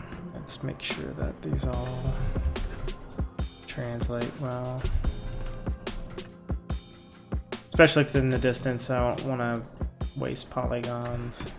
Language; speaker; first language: English; native; English